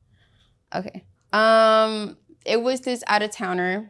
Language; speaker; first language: English; early bilingual, other home language; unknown